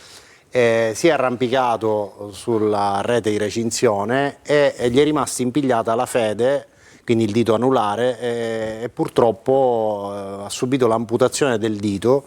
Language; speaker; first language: Italian; native; Italian